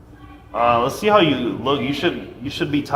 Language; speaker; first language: English; native; English